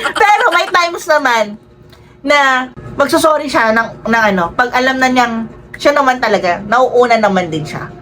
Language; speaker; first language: Filipino; native; Filipino